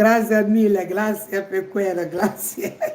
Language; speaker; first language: Italian; non-native, learner; Igbo